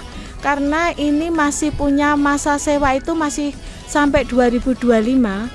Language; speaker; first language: Indonesian; native; Indonesian